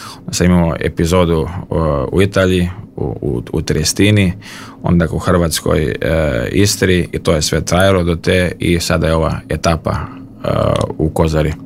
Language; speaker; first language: Serbian; early bilingual, heritage; Bosnian